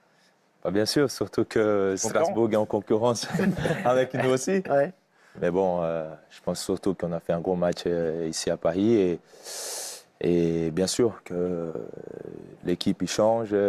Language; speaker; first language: French; non-native, fluent; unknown